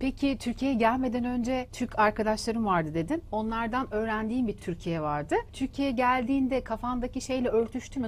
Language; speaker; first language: Turkish; native; Turkish